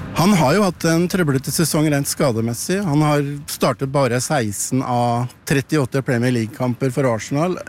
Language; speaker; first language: Norwegian; native; Norwegian